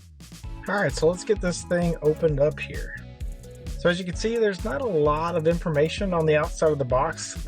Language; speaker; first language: English; native; English